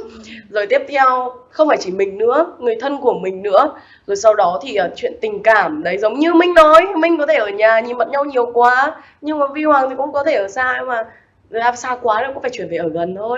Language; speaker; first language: Vietnamese; native; Vietnamese